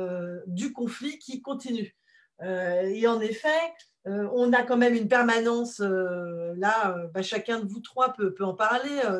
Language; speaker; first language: French; native; French